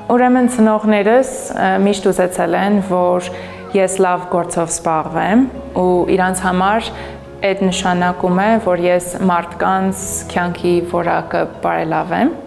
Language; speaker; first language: Armenian; non-native, fluent; English